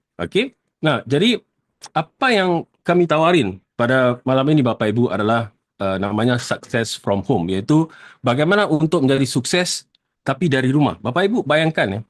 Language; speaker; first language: Malay; native; Malay